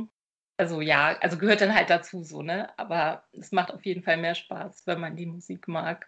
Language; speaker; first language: German; native; German